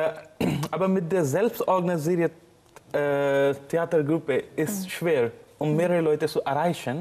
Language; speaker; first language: German; non-native, learner; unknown